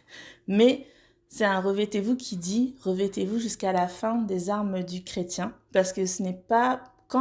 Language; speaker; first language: French; native; French